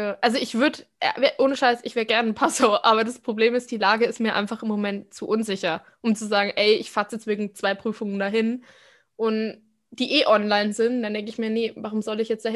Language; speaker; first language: German; native; German